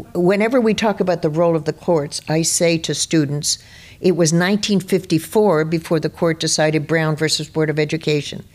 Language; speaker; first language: English; native; English